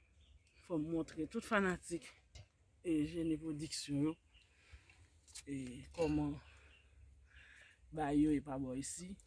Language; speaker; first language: French; non-native, learner; Haitian Creole